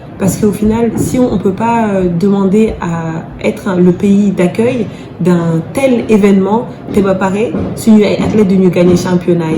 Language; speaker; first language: French; early bilingual, other home language; Wolof